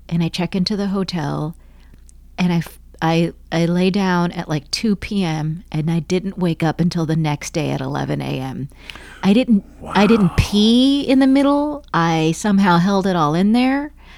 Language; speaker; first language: English; native; English